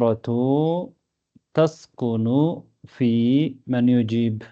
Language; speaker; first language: Arabic; non-native, fluent; Tamil